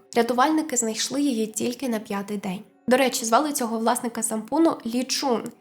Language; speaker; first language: Ukrainian; native; Ukrainian